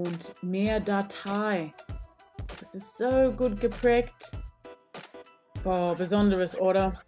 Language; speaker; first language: German; non-native, learner; English